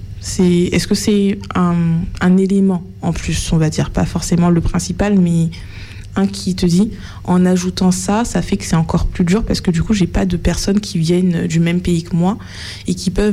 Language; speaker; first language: French; native; French